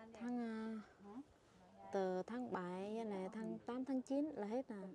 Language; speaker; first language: Vietnamese; non-native, local second language; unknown